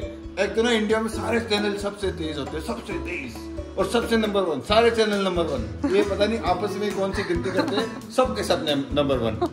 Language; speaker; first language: Hindi; native; Hindi